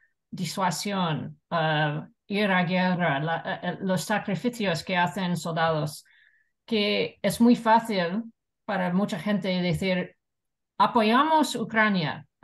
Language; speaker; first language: Spanish; non-native, fluent; English